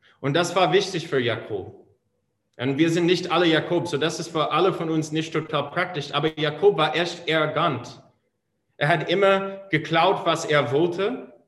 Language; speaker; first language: German; non-native, fluent; English